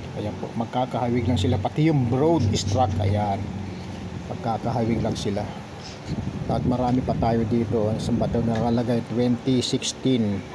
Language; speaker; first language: Filipino; non-native, local second language; Cebuano